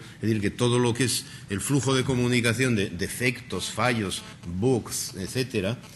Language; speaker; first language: Spanish; native; Spanish